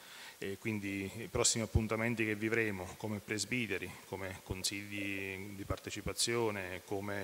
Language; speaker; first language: Italian; native; Italian